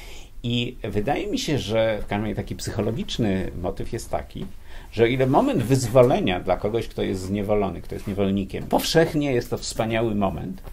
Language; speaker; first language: Polish; native; Polish